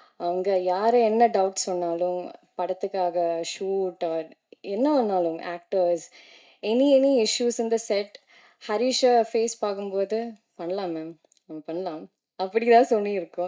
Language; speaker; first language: Tamil; non-native, learner; Malayalam